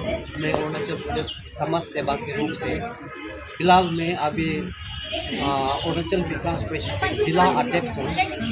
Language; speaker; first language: Hindi; non-native, local second language; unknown